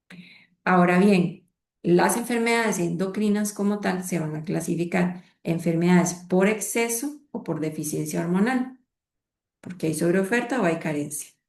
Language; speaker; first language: Spanish; native; Spanish